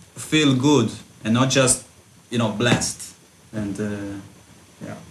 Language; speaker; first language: English; early bilingual, other home language; Russian